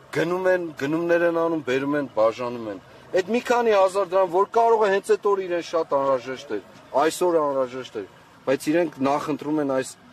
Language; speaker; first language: Armenian; native; Armenian